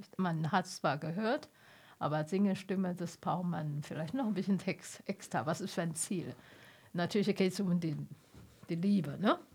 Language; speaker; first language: German; non-native, fluent; Chinese